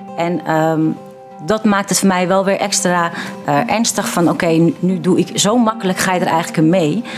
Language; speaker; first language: Dutch; early bilingual, other home language; Turkish